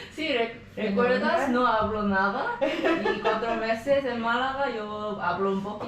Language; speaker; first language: Spanish; non-native, learner; Korean